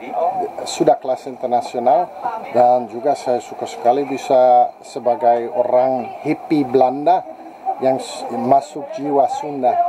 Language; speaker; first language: Indonesian; non-native, fluent; Dutch